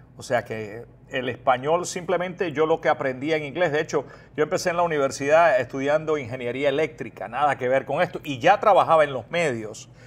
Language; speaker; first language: Spanish; native; Spanish